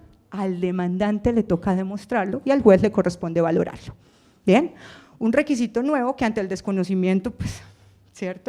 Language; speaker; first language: Spanish; native; Spanish